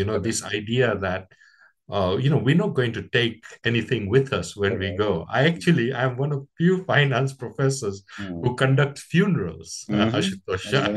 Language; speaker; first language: English; non-native, local second language; Gujarati